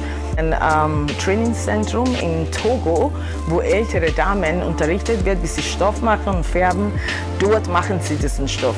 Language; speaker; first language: German; non-native, fluent; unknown